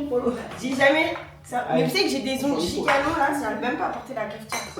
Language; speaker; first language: French; native; French